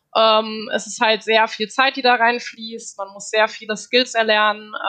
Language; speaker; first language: German; native; German